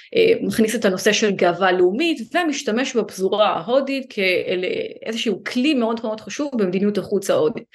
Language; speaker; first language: Hebrew; early bilingual, other home language; Hindi